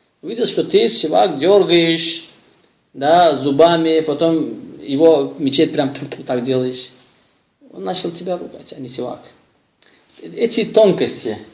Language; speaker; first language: Russian; non-native, local second language; Azerbaijani